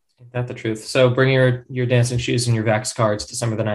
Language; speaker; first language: English; native; English